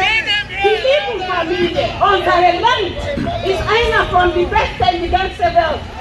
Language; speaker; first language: German; non-native, learner; Yoruba